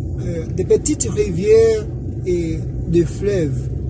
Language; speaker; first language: French; non-native, fluent; Spanish